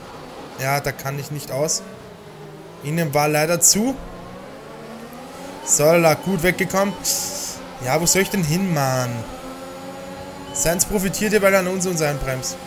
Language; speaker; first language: German; native; German